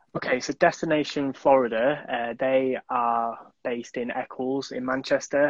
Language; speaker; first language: English; native; English